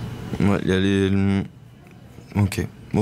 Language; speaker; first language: French; native; French